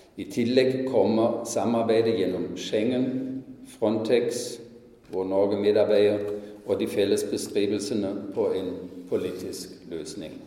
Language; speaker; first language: Norwegian; non-native, fluent; German